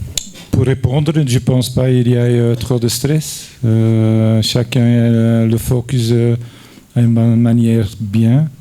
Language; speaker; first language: French; non-native, fluent; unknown